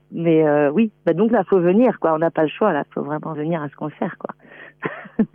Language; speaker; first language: French; native; French